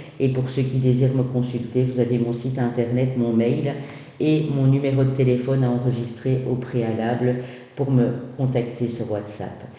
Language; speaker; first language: French; native; French